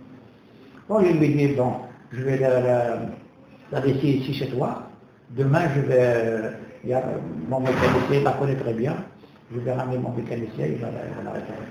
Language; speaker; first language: French; non-native, local second language; Kabyle